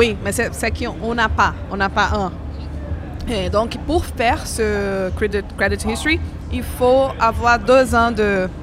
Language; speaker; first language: French; non-native, fluent; Portuguese